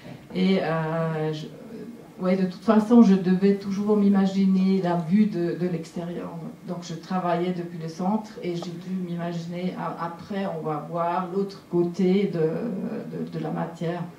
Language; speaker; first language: French; non-native, local second language; German